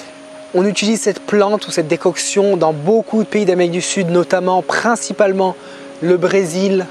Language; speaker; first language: French; native; French